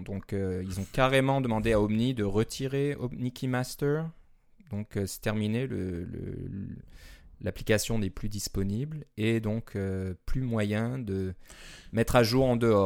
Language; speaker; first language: French; native; French